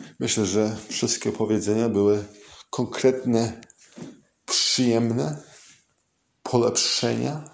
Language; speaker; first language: Polish; early bilingual, heritage; English